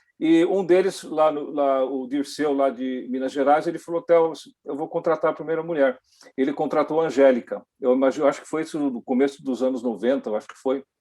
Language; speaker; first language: Portuguese; early bilingual, other home language; Dutch